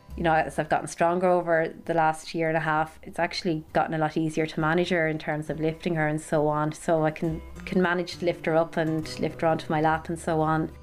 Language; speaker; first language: English; native; English